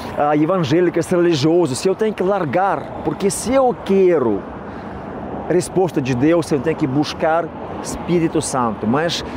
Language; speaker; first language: Portuguese; non-native, learner; Russian